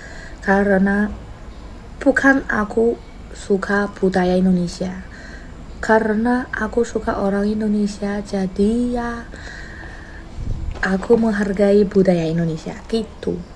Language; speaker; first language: Indonesian; non-native, learner; Chinese